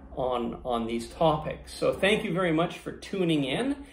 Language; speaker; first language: English; native; English